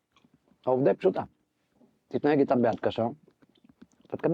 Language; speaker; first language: Hebrew; native; Hebrew